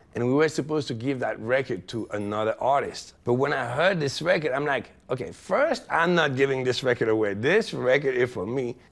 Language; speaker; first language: English; non-native, fluent; French